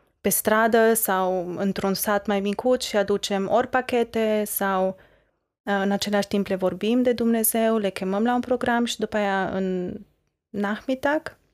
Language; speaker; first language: Romanian; early bilingual, heritage; Romanian